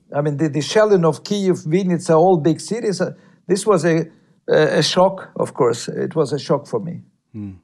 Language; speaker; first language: English; non-native, fluent; Russian